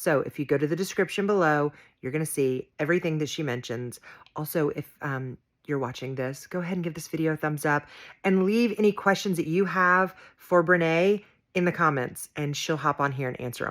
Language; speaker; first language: English; native; English